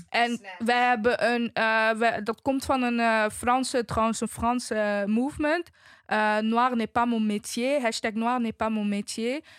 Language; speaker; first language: Dutch; native; Dutch